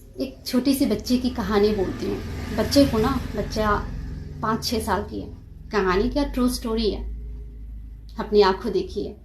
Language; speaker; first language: Hindi; non-native, local second language; Kok Borok